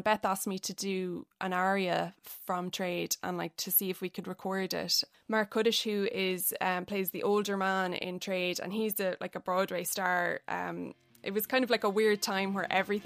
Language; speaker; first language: English; native; English